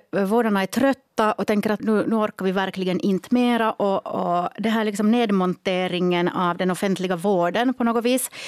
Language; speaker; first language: Swedish; native; Swedish